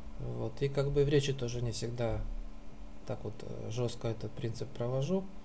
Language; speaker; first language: Russian; native; Russian